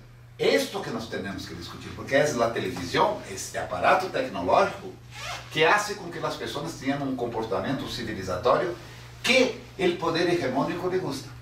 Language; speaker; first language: Spanish; non-native, fluent; Portuguese